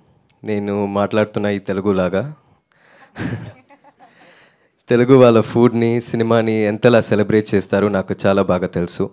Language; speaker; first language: Telugu; non-native, learner; Tamil